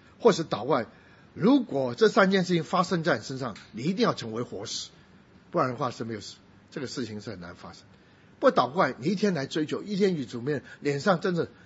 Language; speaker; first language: Chinese; non-native, local second language; Cantonese